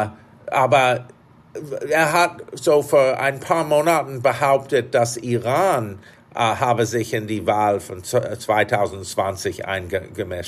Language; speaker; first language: German; non-native, fluent; English